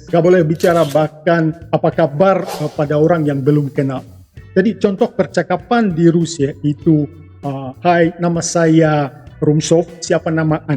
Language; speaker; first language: Indonesian; non-native, fluent; Russian